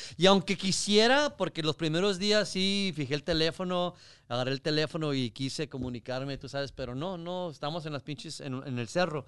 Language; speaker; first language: Spanish; early bilingual, heritage; Spanish